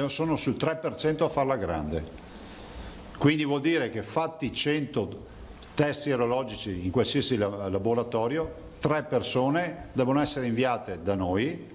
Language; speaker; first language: Italian; native; Italian